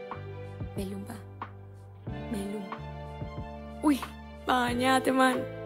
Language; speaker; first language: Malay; non-native, learner; Vietnamese